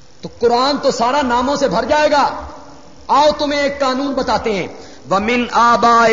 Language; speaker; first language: Urdu; non-native, local second language; Punjabi